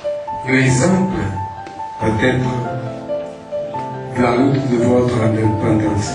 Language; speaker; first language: French; non-native, fluent; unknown